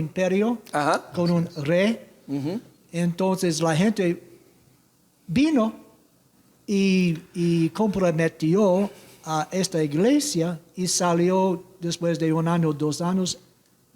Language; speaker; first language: Spanish; non-native, learner; English